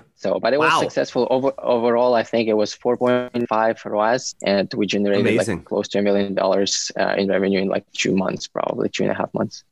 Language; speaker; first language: English; non-native, fluent; Ukrainian